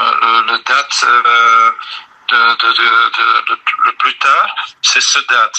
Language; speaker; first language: French; non-native, learner; Dutch